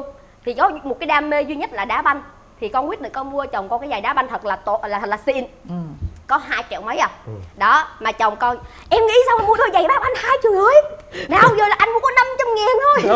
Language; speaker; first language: Vietnamese; native; Vietnamese